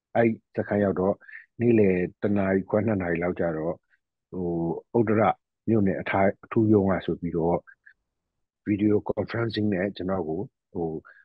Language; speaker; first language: Burmese; native; Burmese